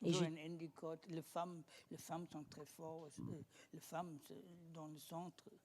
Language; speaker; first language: French; non-native, learner; German